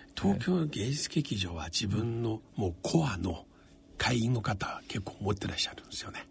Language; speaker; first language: Japanese; non-native, fluent; Chinese